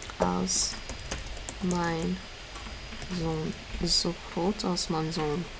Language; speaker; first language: German; non-native, learner; English